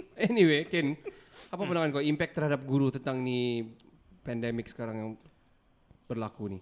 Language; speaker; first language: Malay; native; Malay